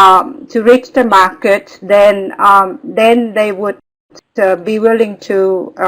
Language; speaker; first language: English; non-native, fluent; Vietnamese